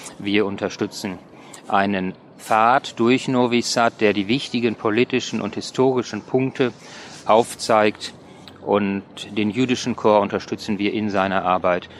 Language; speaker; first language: German; native; German